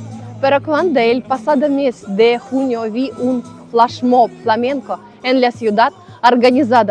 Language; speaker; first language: Spanish; non-native, fluent; Ukrainian